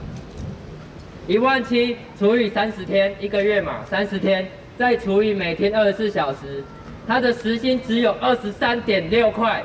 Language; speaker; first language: Chinese; native; Chinese